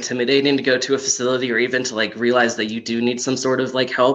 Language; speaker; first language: English; native; English